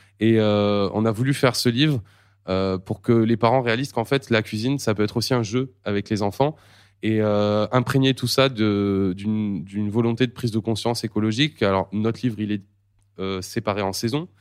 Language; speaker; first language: French; native; French